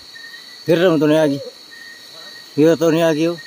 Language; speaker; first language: Filipino; native; Filipino